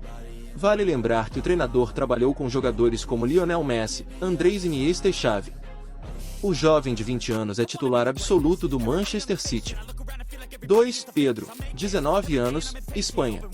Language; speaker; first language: Portuguese; native; Portuguese